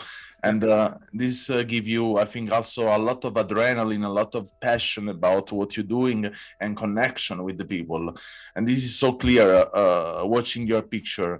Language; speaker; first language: English; non-native, learner; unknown